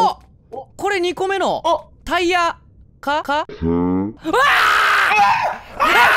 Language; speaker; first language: Japanese; native; Japanese